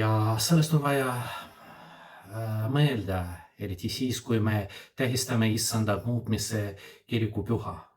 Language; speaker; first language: Estonian; non-native, fluent; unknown